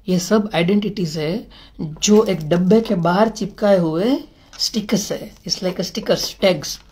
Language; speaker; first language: Hindi; non-native, local second language; Gujarati